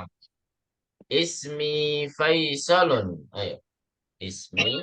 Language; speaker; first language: Arabic; non-native, fluent; Indonesian